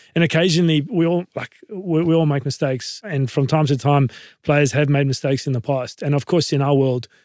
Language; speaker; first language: English; native; English